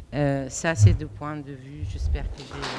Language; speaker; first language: French; non-native, fluent; Arabic